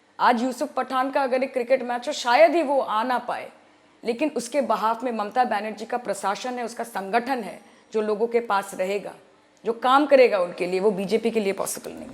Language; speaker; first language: Hindi; non-native, local second language; Bangla